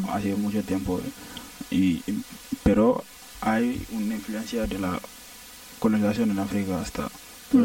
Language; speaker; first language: Spanish; non-native, learner; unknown